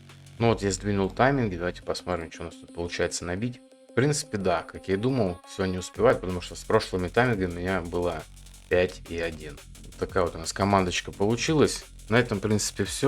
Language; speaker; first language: Russian; native; Russian